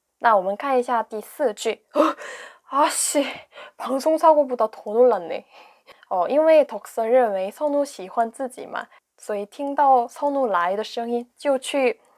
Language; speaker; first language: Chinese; non-native, fluent; Korean